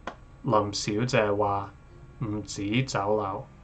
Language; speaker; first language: Cantonese; non-native, learner; English